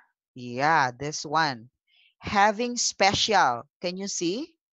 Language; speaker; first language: English; non-native, local second language; Filipino